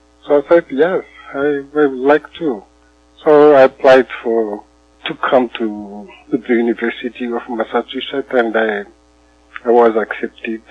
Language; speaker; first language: English; non-native, fluent; Malagasy